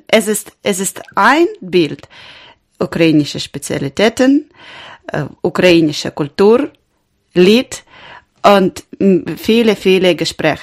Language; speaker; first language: German; non-native, learner; Ukrainian